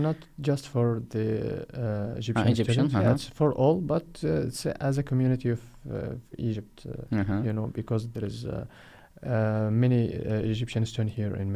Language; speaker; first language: English; non-native, fluent; Arabic